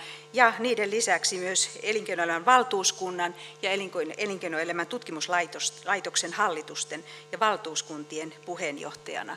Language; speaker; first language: Finnish; native; Finnish